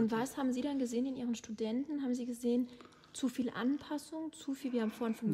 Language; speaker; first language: German; native; German